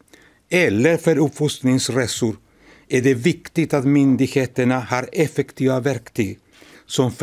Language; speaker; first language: Swedish; non-native, fluent; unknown